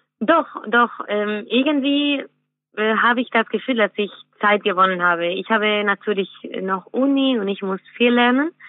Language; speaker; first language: German; non-native, fluent; Spanish